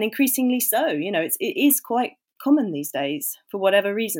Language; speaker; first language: English; native; English